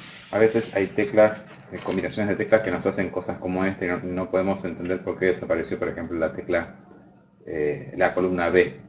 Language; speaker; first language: Spanish; native; Spanish